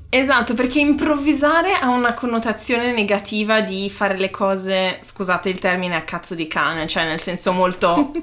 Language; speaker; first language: Italian; native; Italian